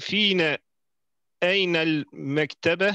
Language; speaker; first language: Arabic; non-native, learner; Turkish